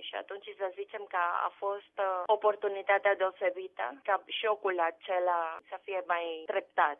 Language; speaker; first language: Romanian; non-native, fluent; Spanish